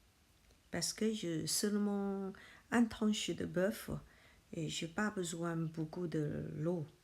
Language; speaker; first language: French; non-native, learner; Chinese